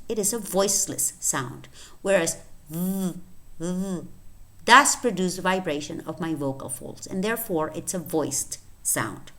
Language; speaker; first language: English; non-native, fluent; Spanish